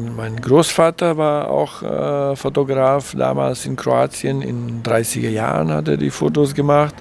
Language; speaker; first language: German; non-native, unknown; Croatian